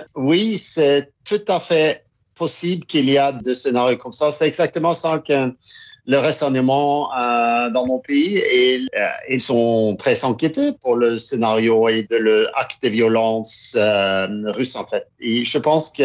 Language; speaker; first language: French; non-native, fluent; Norwegian